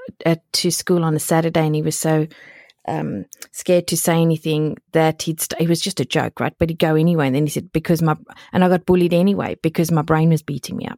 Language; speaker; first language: English; native; English